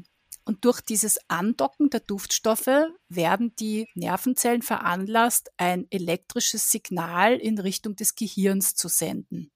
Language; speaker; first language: German; native; German